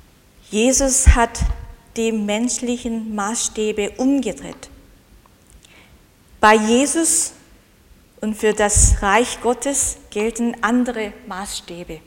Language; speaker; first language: German; non-native, fluent; Korean